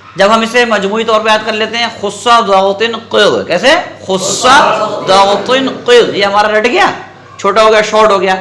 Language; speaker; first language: Urdu; native; Urdu